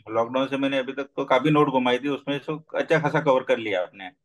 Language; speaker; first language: Hindi; non-native, local second language; Gujarati